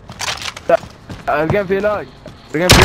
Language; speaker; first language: Arabic; native; Arabic